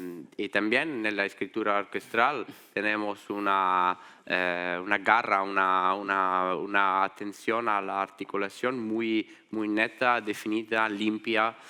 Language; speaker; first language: Spanish; non-native, fluent; Italian